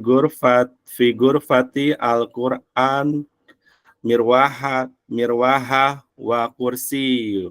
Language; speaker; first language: Arabic; non-native, learner; Indonesian